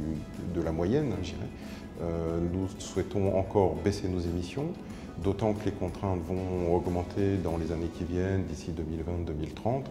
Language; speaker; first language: French; native; French